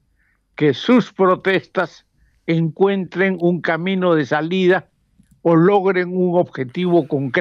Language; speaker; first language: Spanish; native; Spanish